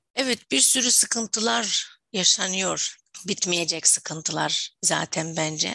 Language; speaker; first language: Turkish; non-native, fluent; Arabic